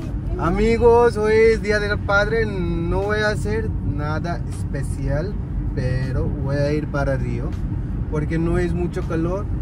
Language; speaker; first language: Spanish; non-native, learner; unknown